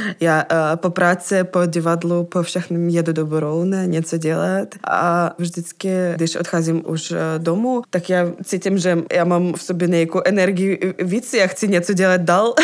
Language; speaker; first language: Czech; non-native, learner; Ukrainian